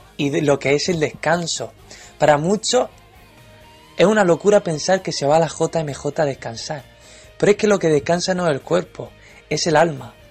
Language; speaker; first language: Spanish; native; Spanish